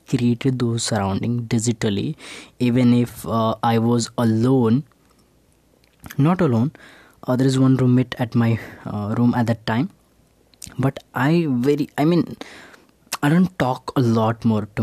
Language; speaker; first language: English; non-native, local second language; Hindi